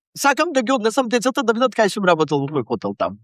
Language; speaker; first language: Macedonian; native; Macedonian